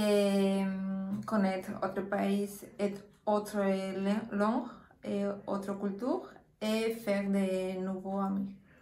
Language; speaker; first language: French; non-native, learner; Spanish